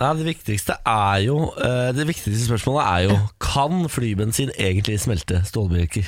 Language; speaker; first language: Norwegian; native; Norwegian